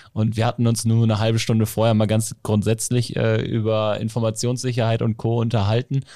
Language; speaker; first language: German; native; German